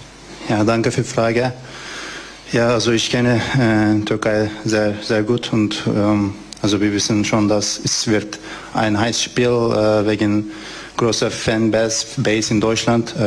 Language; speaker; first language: German; non-native, fluent; Turkish